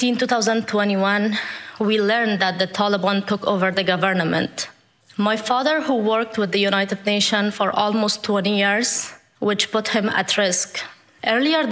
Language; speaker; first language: English; non-native, fluent; Persian